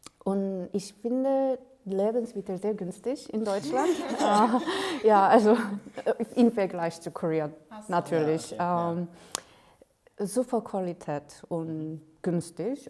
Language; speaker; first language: German; non-native, fluent; Korean